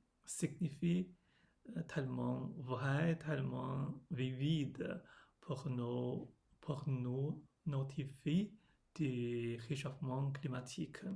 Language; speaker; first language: French; non-native, learner; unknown